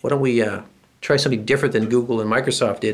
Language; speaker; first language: English; native; English